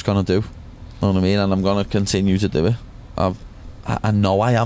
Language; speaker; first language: English; native; English